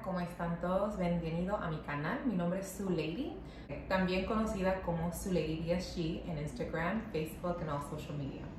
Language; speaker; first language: Spanish; non-native, local second language; English